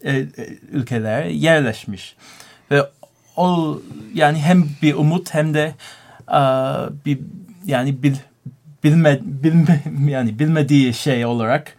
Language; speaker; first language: Turkish; non-native, learner; English